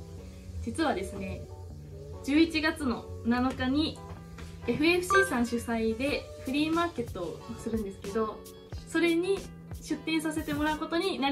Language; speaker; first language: Japanese; native; Japanese